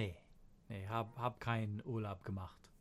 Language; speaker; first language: German; non-native, fluent; English